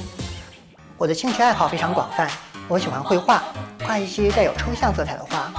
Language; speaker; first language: Chinese; native; Chinese